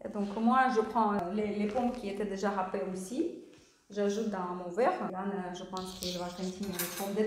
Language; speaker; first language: French; non-native, learner; Russian